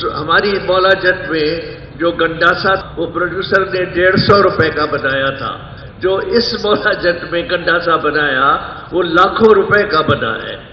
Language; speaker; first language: Urdu; non-native, local second language; Sindhi